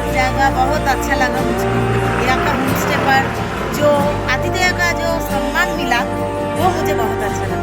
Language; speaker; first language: Hindi; non-native, local second language; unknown